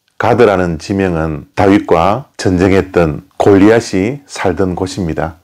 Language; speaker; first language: Korean; native; Korean